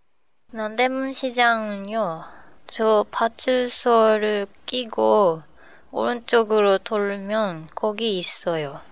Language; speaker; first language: Korean; non-native, learner; Japanese